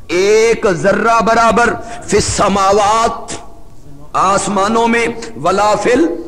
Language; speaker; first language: Urdu; non-native, local second language; Punjabi